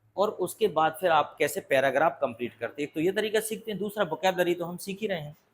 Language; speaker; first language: Hindi; native; Hindi